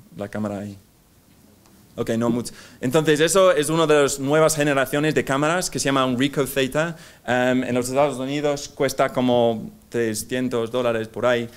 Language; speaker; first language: Spanish; non-native, fluent; English